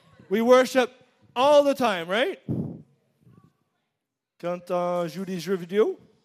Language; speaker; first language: French; non-native, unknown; English